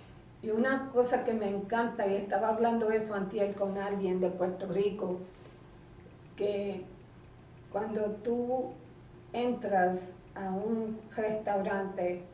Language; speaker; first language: Spanish; early bilingual, heritage; Spanish